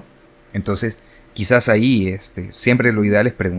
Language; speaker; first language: Spanish; native; Spanish